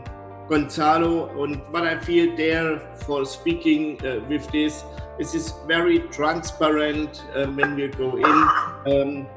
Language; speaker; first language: English; non-native, learner; German